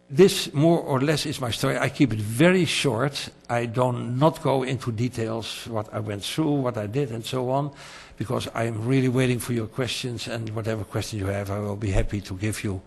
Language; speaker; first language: English; non-native, fluent; Dutch